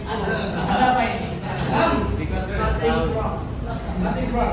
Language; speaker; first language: English; non-native, learner; Indonesian